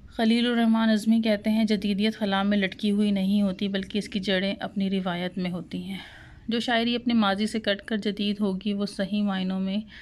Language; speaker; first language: Urdu; non-native, local second language; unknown